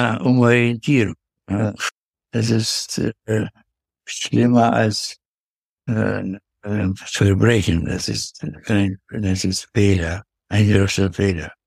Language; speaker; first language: German; non-native, fluent; Russian